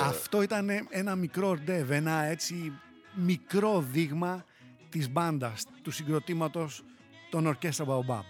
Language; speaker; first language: Greek; native; Greek